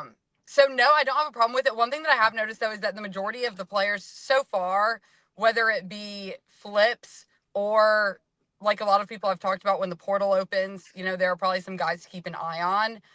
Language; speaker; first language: English; native; English